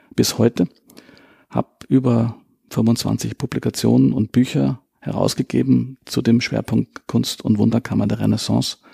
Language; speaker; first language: German; native; German